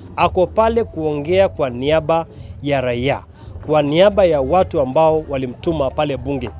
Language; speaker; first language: Swahili; non-native, local second language; Kalenjin